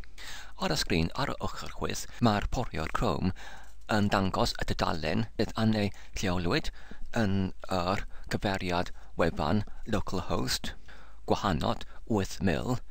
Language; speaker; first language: Welsh; non-native, learner; English